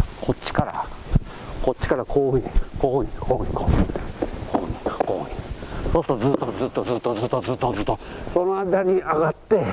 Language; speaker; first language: Japanese; native; Japanese